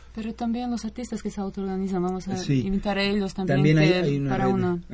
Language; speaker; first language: Spanish; non-native, fluent; Croatian